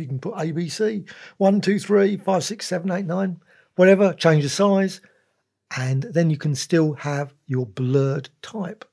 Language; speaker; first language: English; native; English